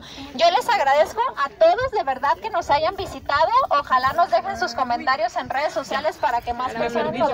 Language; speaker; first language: Spanish; native; Spanish